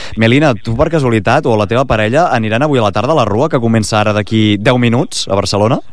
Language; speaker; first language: Catalan; native; Catalan